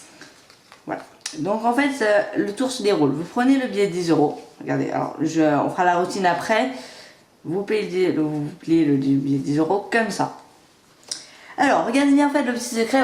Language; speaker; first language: French; native; French